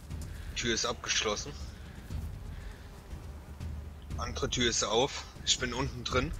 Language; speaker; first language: German; native; German